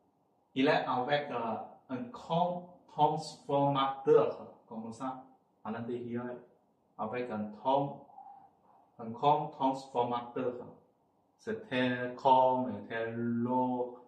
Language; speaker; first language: French; non-native, fluent; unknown